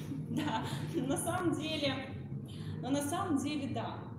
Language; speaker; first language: Russian; native; Russian